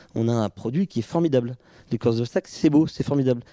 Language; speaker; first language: French; native; French